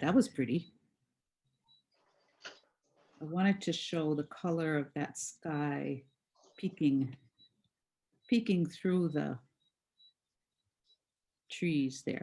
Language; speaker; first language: English; native; English